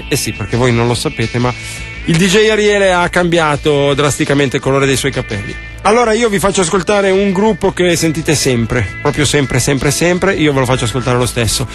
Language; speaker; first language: Italian; native; Italian